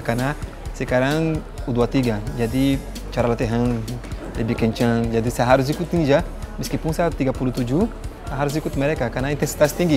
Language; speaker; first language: Indonesian; non-native, fluent; Portuguese